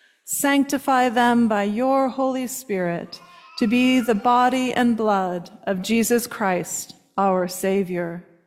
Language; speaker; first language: English; native; English